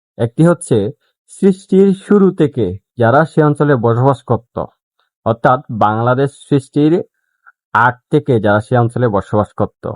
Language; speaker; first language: Bangla; non-native, local second language; Chakma